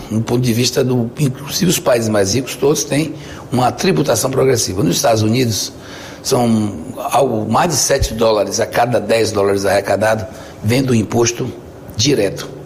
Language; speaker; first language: Portuguese; native; Portuguese